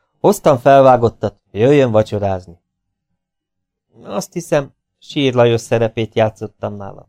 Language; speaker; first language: Hungarian; native; Hungarian